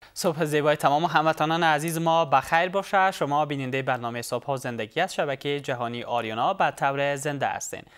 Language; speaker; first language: Persian; native; Persian